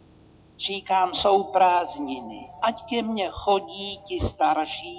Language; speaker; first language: Czech; native; Czech